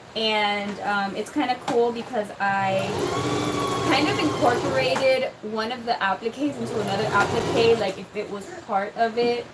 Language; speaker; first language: English; early bilingual, other home language; Spanish